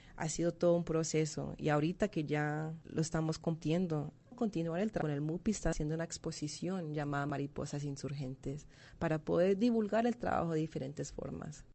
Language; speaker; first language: Spanish; early bilingual, heritage; Spanish